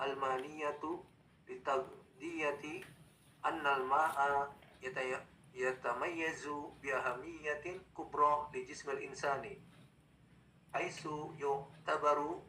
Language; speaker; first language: Arabic; non-native, learner; Indonesian